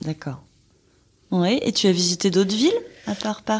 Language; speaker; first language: French; native; French